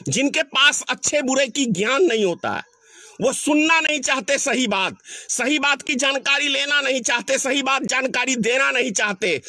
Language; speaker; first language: Hindi; native; Hindi